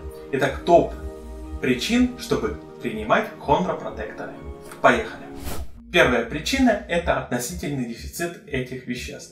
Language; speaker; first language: Russian; native; Russian